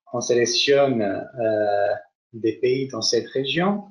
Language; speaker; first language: French; non-native, fluent; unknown